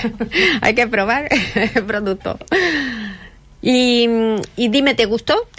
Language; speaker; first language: Spanish; native; Spanish